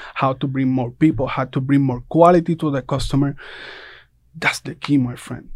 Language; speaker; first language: English; non-native, fluent; Spanish